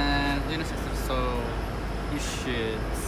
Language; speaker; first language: English; non-native, learner; Japanese